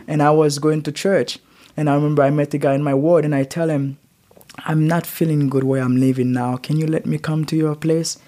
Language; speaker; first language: English; non-native, learner; Haitian Creole